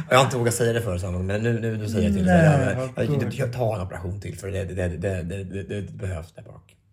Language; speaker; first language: Swedish; native; Swedish